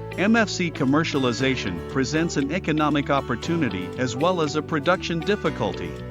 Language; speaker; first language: English; non-native, fluent; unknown